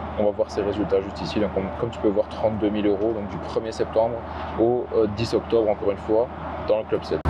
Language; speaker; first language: French; native; French